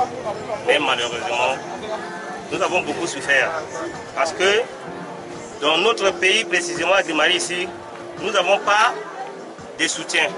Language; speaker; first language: French; non-native, local second language; Sango